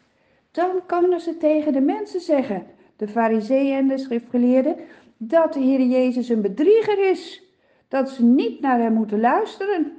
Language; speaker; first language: Dutch; native; Dutch